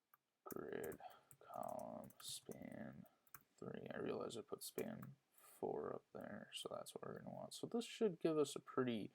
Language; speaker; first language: English; native; English